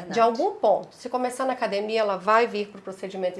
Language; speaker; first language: Portuguese; native; Portuguese